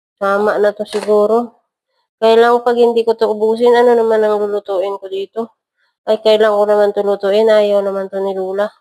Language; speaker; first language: Filipino; non-native, local second language; Hiligaynon